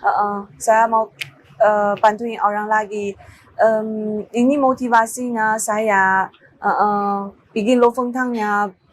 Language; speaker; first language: Indonesian; non-native, learner; Chinese